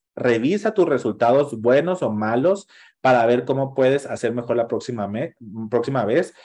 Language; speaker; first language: Spanish; native; Spanish